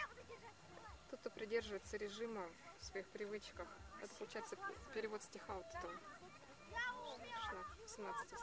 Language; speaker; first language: Russian; native; Russian